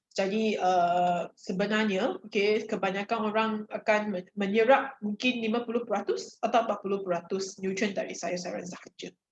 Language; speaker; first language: Malay; non-native, local second language; Chinese